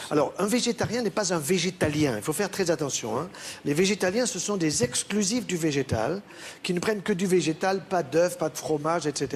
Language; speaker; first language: French; native; French